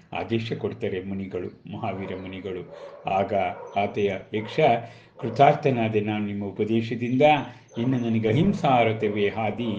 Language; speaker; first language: Kannada; native; Kannada